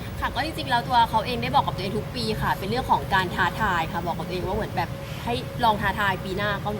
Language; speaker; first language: Thai; native; Thai